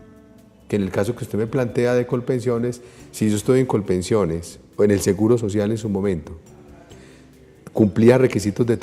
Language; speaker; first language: Spanish; native; Spanish